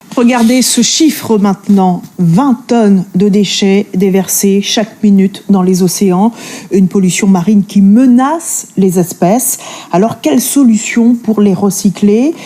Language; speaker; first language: French; native; French